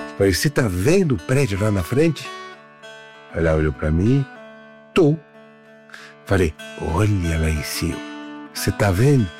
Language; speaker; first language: Portuguese; non-native, fluent; French